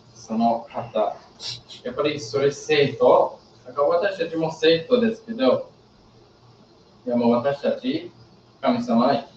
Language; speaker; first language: Japanese; non-native, fluent; English